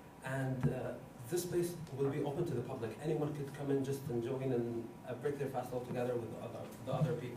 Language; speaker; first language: English; non-native, fluent; Arabic